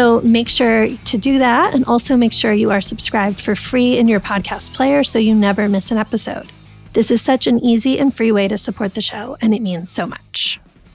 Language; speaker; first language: English; native; English